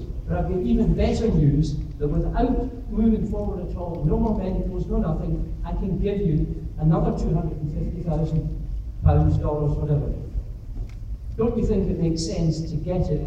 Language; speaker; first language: English; native; English